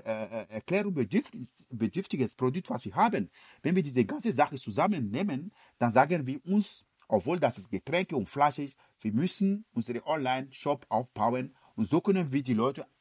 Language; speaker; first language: German; non-native, fluent; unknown